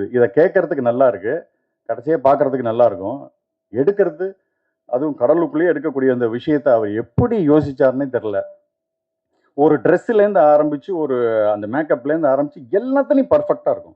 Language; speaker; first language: Tamil; native; Tamil